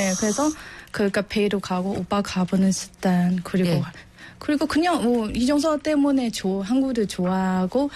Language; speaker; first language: Korean; non-native, learner; Burmese